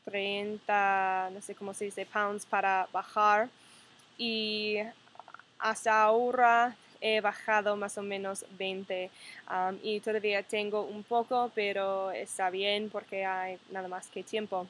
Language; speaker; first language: Spanish; non-native, fluent; English